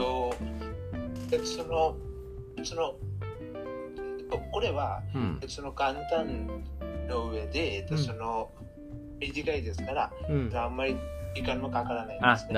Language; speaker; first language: Japanese; non-native, learner; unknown